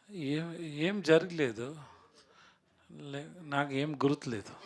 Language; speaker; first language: Telugu; non-native, learner; Tamil